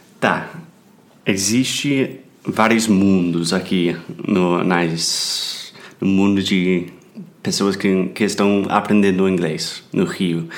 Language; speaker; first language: Portuguese; non-native, fluent; English